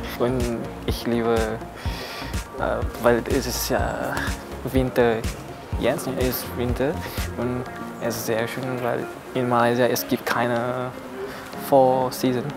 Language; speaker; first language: German; non-native, learner; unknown